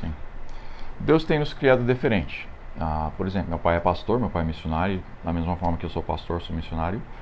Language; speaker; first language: Portuguese; non-native, fluent; English